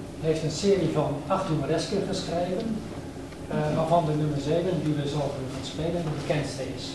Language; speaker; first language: Dutch; native; Dutch